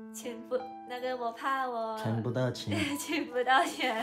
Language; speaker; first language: Chinese; non-native, learner; Lao